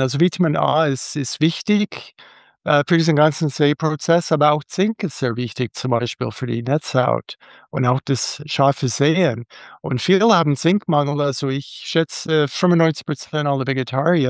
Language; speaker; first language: German; non-native, fluent; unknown